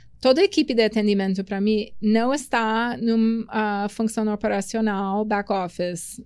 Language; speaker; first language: Portuguese; non-native, fluent; English